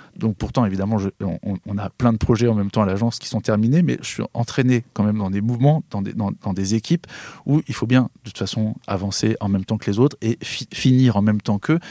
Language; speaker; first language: French; native; French